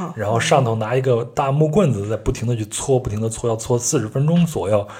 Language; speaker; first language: Chinese; native; Chinese